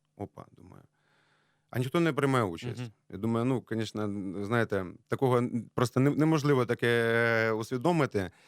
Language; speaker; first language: Ukrainian; native; Ukrainian